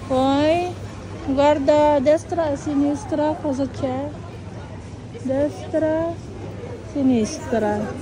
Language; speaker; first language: Italian; non-native, fluent; Filipino